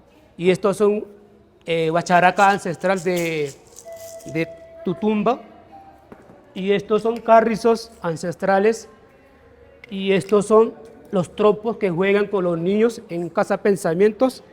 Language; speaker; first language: Spanish; non-native, local second language; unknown